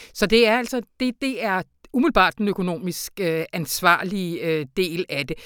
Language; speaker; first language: Danish; native; Danish